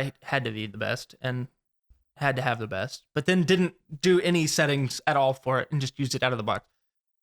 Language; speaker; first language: English; native; English